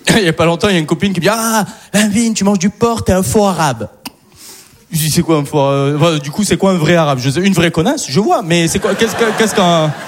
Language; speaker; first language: French; early bilingual, other home language; Arabic